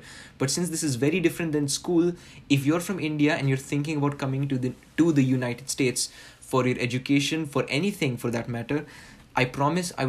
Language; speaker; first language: English; non-native, local second language; Marathi